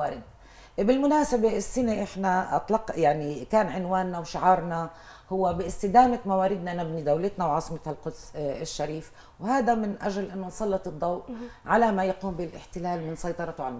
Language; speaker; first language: Arabic; native; Arabic